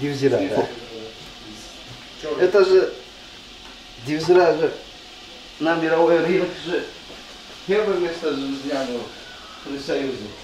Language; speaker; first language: Russian; non-native, local second language; Uzbek